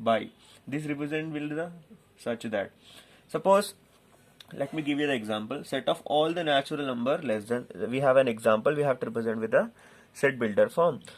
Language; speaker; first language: English; non-native, local second language; Telugu